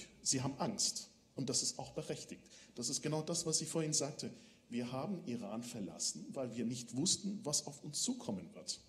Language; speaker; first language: German; non-native, fluent; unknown